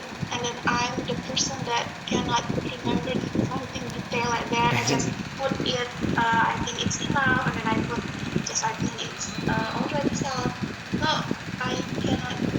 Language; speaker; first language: English; non-native, learner; Indonesian